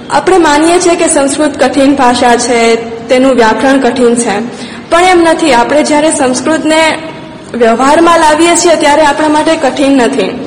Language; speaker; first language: Gujarati; non-native, local second language; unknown